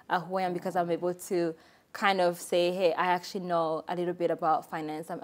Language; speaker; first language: English; non-native, local second language; Kinyarwanda